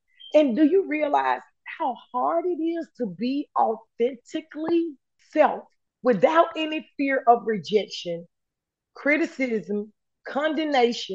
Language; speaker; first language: English; native; English